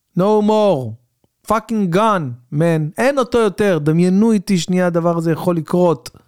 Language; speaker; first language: Hebrew; native; Hebrew